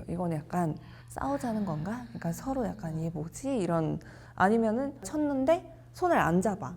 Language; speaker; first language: Korean; non-native, fluent; Mongolian